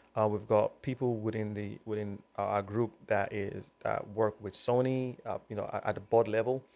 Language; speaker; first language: English; native; English